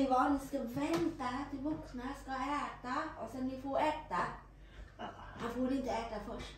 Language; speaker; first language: Swedish; non-native, learner; Vietnamese